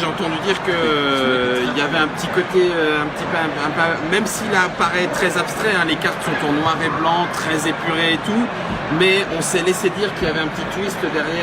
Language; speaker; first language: French; native; French